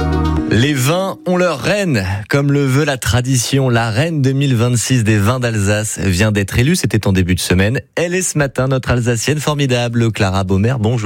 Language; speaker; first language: French; native; French